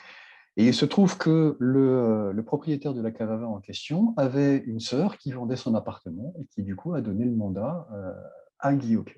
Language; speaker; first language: French; native; French